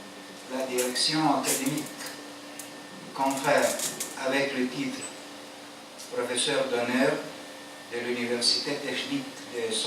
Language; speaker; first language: French; non-native, learner; Bulgarian